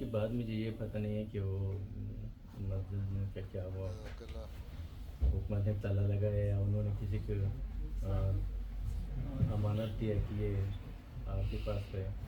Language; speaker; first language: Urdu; non-native, learner; Pashto